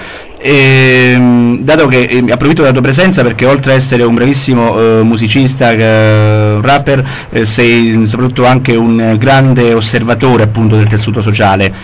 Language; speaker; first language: Italian; native; Italian